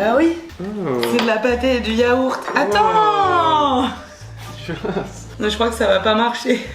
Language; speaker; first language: French; native; French